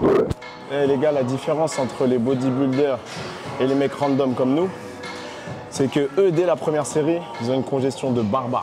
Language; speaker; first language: French; native; French